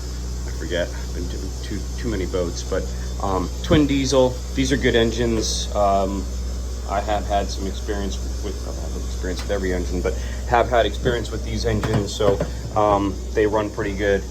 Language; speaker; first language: English; native; English